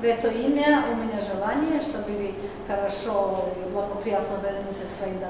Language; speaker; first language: Russian; non-native, learner; Serbian